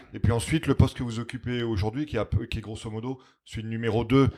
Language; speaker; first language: French; native; French